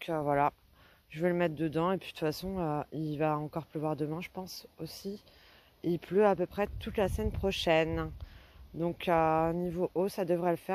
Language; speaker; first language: French; native; French